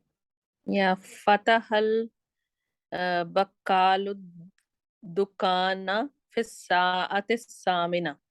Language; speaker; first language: Arabic; non-native, learner; Urdu